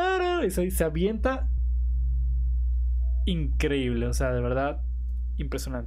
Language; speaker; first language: Spanish; native; Spanish